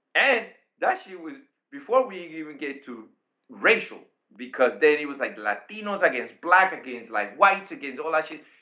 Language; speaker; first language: English; non-native, fluent; Spanish